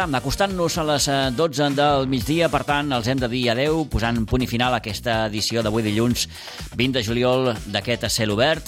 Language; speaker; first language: Catalan; native; Catalan